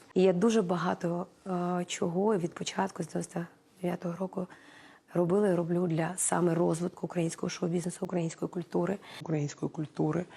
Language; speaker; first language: Ukrainian; non-native, local second language; Russian